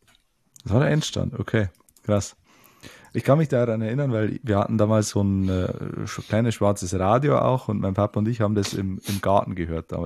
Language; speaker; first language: German; native; German